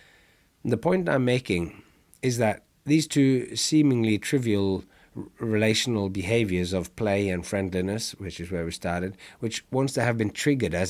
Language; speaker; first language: English; non-native, fluent; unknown